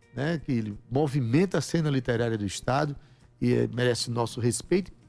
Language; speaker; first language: Portuguese; native; Portuguese